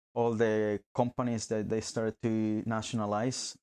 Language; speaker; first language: English; non-native, fluent; Spanish